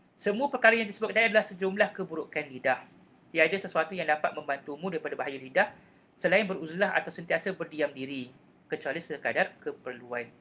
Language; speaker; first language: Malay; native; Malay